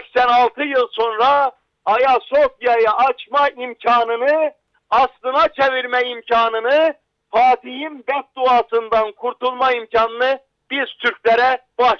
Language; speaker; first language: Turkish; native; Turkish